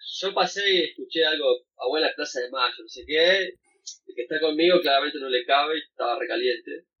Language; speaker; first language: Spanish; native; Spanish